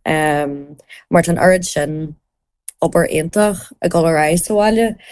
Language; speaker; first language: Irish; native; Irish